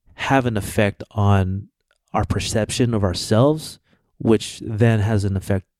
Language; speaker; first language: English; early bilingual, other home language; Filipino